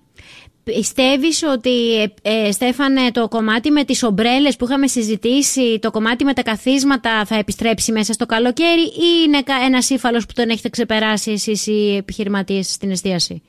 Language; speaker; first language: Greek; native; Greek